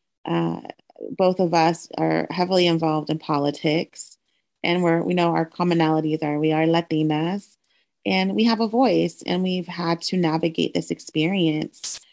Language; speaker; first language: English; early bilingual, other home language; Spanish